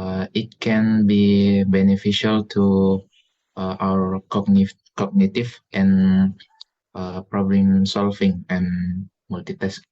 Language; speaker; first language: English; non-native, learner; Indonesian